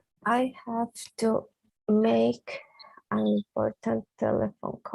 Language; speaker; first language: English; non-native, learner; Portuguese